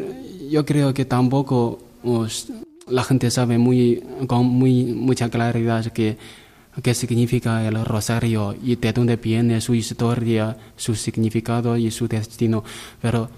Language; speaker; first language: Spanish; non-native, learner; Chinese